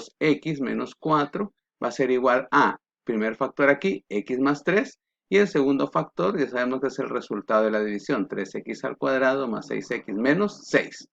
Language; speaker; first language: Spanish; native; Spanish